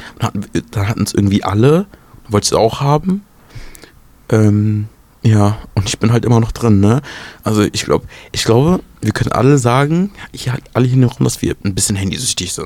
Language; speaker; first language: German; native; German